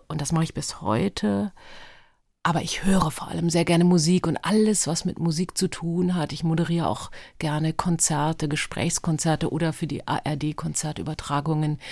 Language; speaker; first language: German; early bilingual, other home language; Hebrew